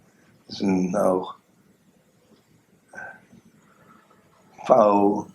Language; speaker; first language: German; non-native, learner; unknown